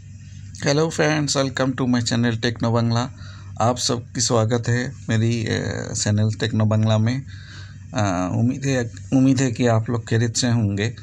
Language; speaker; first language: Hindi; non-native, local second language; Bangla